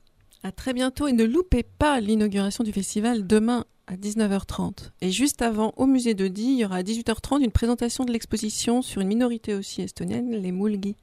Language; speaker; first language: French; native; French